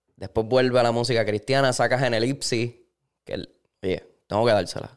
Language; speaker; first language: Spanish; native; Spanish